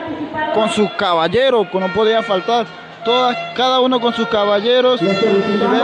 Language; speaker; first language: Spanish; non-native, local second language; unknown